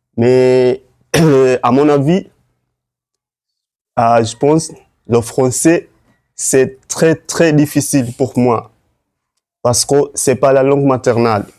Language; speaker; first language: French; non-native, learner; Swahili